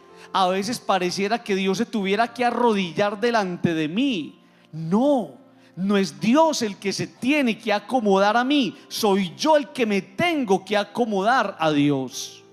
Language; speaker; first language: Spanish; native; Spanish